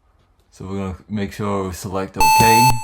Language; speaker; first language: English; native; English